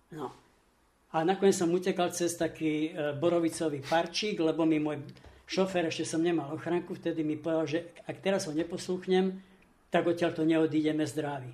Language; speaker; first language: Slovak; native; Slovak